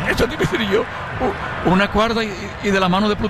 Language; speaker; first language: Spanish; native; Spanish